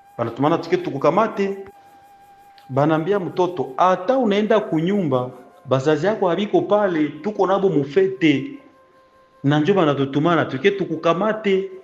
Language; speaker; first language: Swahili; native; Swahili